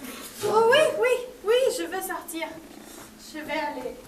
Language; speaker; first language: French; non-native, learner; Spanish